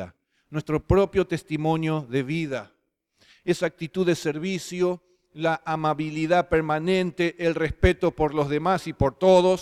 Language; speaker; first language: Spanish; native; Spanish